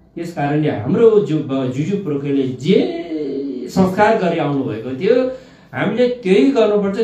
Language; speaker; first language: Nepali; non-native, local second language; Gurung